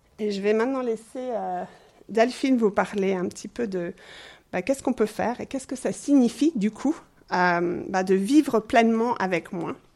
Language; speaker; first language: French; non-native, fluent; English